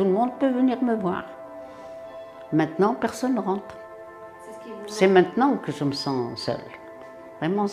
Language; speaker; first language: French; non-native, local second language; Arabic